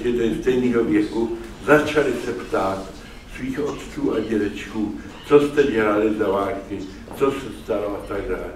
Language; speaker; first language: Czech; early bilingual, other home language; German